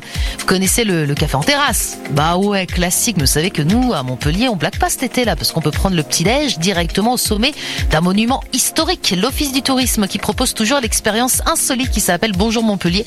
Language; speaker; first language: French; native; French